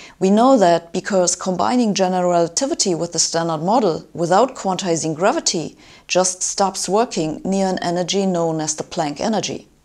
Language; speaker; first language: English; non-native, fluent; German